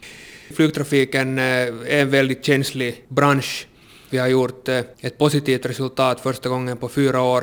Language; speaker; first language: Swedish; native; Swedish